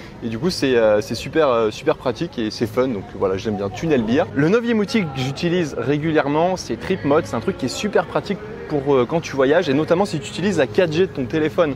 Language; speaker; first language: French; native; French